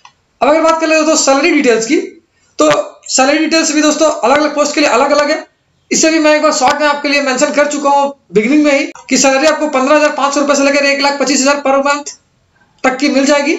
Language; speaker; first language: Hindi; native; Hindi